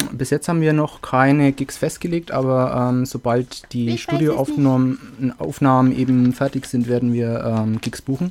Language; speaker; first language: German; native; German